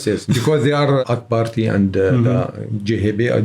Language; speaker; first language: English; non-native, learner; Arabic